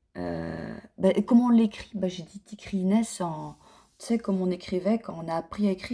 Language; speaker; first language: French; native; French